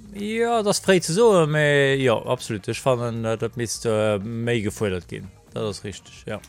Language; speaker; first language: Luxembourgish; native; Luxembourgish